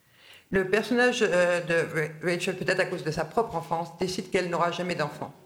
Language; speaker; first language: French; native; French